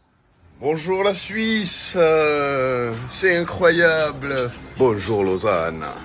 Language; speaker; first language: French; native; French